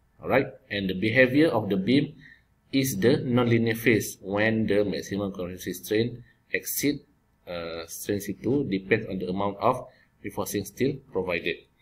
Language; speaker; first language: English; non-native, local second language; Malay